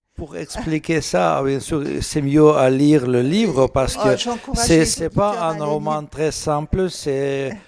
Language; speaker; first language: French; non-native, learner; Russian